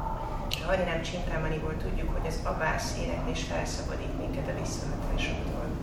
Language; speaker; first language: Hungarian; native; Hungarian